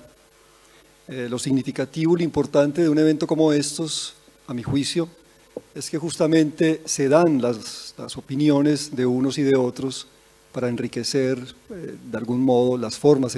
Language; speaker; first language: Spanish; native; Spanish